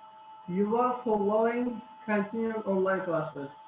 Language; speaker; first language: English; non-native, learner; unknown